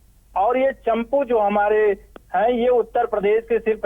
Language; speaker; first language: Hindi; native; Hindi